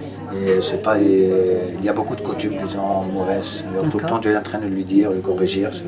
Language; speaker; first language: French; non-native, learner; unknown